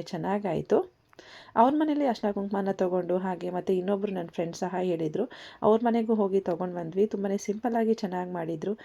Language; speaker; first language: Kannada; native; Kannada